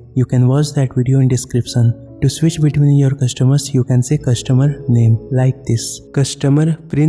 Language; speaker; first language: English; non-native, local second language; Hindi